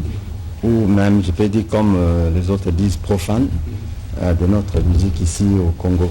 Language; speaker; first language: French; non-native, local second language; Lingala